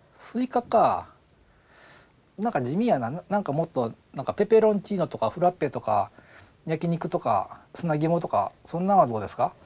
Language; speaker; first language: Japanese; native; Japanese